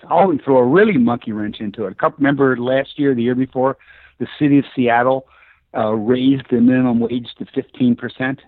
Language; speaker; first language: English; native; English